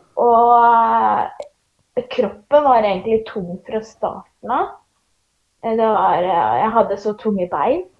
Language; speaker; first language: Norwegian; native; Norwegian